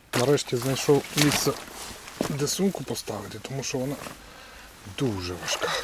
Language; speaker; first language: Ukrainian; non-native, local second language; Russian